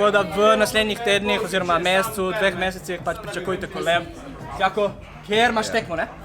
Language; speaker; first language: Slovenian; native; Slovenian